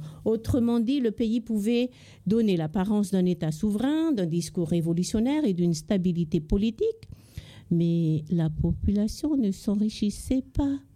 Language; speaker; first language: French; non-native, local second language; Malagasy